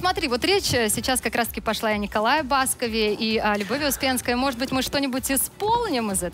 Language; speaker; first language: Russian; native; Russian